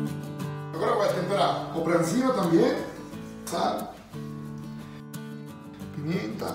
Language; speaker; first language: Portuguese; non-native, learner; Italian